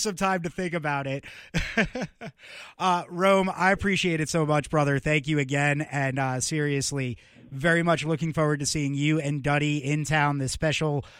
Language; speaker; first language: English; native; English